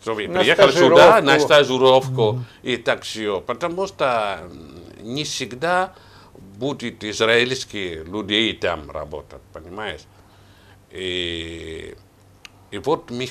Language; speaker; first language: Russian; non-native, learner; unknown